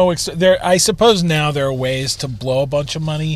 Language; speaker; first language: English; native; English